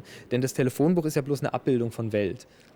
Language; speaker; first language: German; native; German